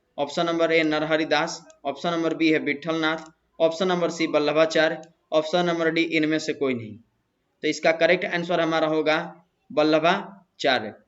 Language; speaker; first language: Hindi; native; Hindi